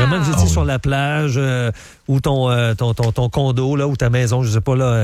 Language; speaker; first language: French; native; French